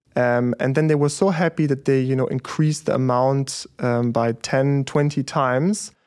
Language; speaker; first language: English; early bilingual, other home language; German